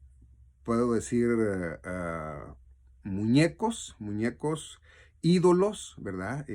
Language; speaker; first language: Spanish; native; Spanish